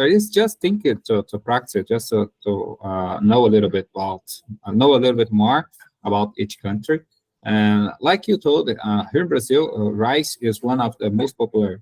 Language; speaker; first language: English; non-native, learner; Portuguese